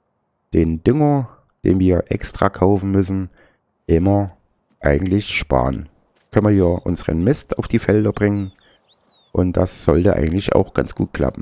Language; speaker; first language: German; native; German